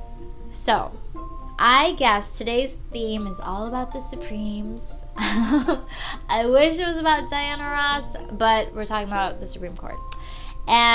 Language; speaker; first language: English; native; English